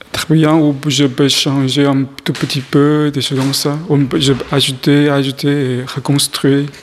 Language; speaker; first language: French; non-native, learner; Chinese